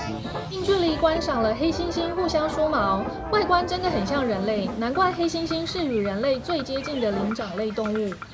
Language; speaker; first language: Chinese; native; Chinese